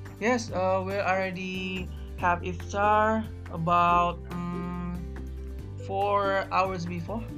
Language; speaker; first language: English; non-native, learner; Indonesian